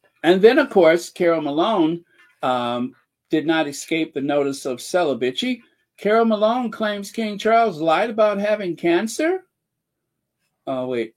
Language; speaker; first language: English; native; English